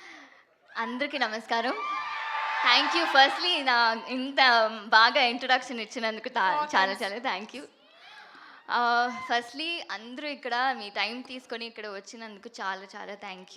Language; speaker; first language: Telugu; non-native, fluent; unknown